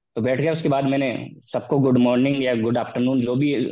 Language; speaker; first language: Hindi; native; Hindi